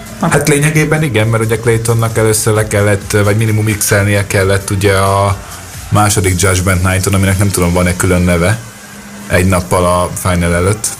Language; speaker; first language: Hungarian; native; Hungarian